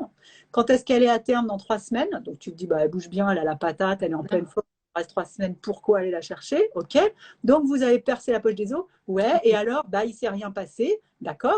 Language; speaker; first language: French; native; French